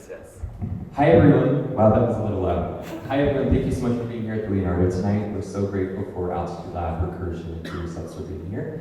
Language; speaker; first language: English; native; English